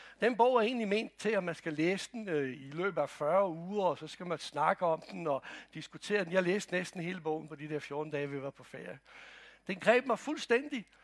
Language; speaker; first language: Danish; non-native, fluent; Croatian